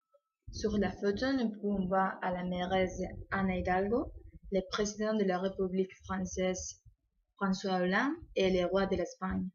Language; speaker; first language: French; non-native, learner; Spanish